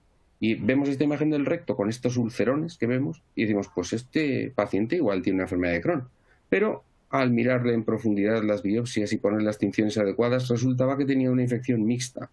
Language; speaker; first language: Spanish; native; Spanish